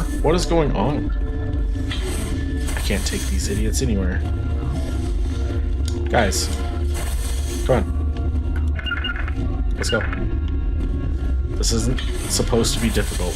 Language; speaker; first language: English; native; English